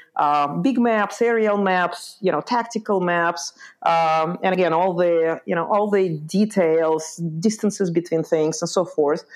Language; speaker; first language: English; early bilingual, other home language; Lithuanian